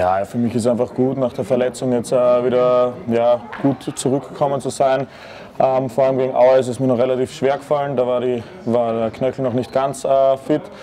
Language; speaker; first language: German; native; German